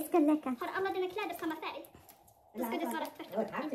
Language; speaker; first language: Swedish; early bilingual, other home language; Mongolian